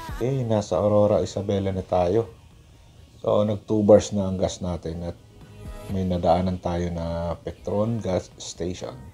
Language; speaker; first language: Filipino; non-native, local second language; Cebuano